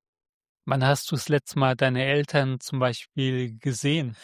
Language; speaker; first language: German; native; German